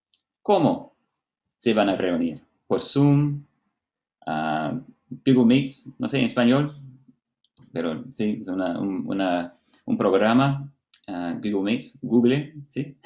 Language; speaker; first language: Spanish; non-native, fluent; Portuguese